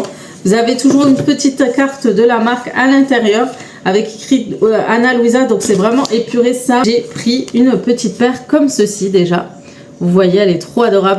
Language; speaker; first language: French; native; French